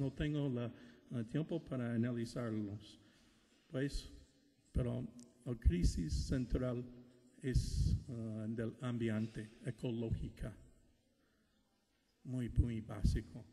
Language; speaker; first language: Spanish; non-native, fluent; English